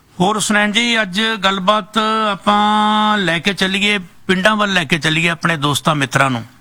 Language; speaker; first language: Punjabi; native; Punjabi